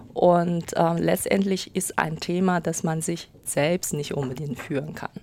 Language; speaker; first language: German; non-native, fluent; Chinese